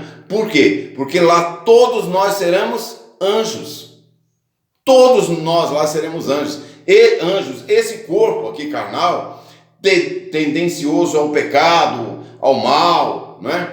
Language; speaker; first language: Portuguese; native; Portuguese